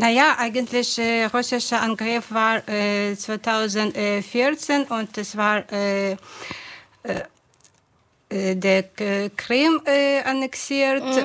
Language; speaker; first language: German; non-native, fluent; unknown